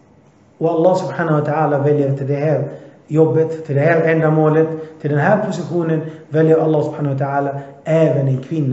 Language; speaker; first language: Swedish; early bilingual, other home language; Arabic